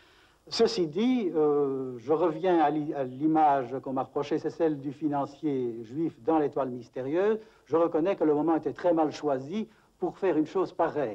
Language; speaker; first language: French; native; French